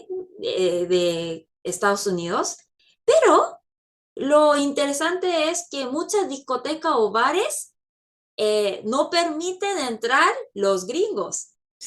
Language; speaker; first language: Spanish; non-native, fluent; Korean